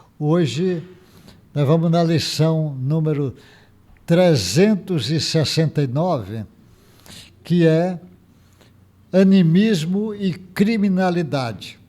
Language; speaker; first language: Portuguese; native; Portuguese